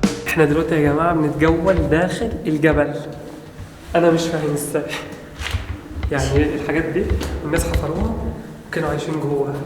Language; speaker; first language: Arabic; native; Arabic